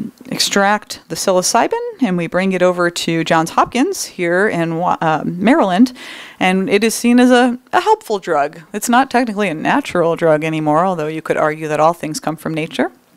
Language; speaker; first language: English; native; English